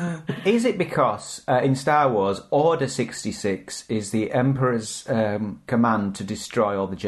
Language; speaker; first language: English; native; English